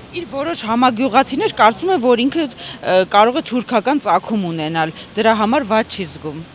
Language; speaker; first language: Armenian; native; Armenian